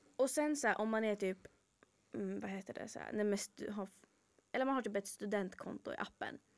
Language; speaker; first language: Swedish; native; Swedish